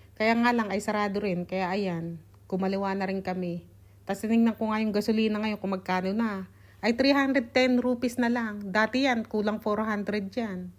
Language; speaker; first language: Filipino; native; Filipino